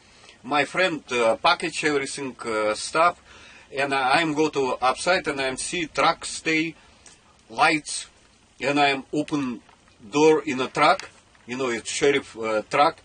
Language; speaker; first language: English; non-native, learner; Russian